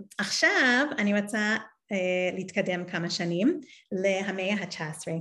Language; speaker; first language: Hebrew; non-native, fluent; English